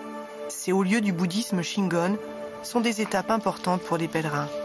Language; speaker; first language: French; native; French